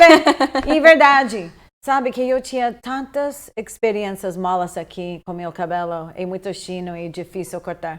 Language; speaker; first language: Portuguese; non-native, fluent; English